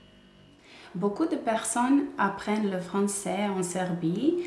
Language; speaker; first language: French; non-native, fluent; Serbian